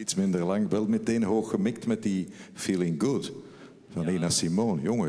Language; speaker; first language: Dutch; native; Dutch